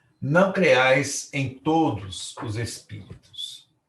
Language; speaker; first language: Portuguese; native; Portuguese